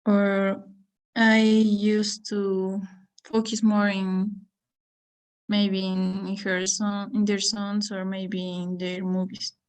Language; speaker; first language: English; non-native, learner; Spanish